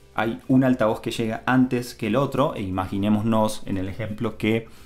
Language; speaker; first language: Spanish; native; Spanish